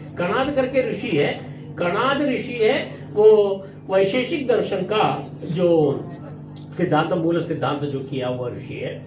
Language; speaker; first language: Hindi; non-native, local second language; Malayalam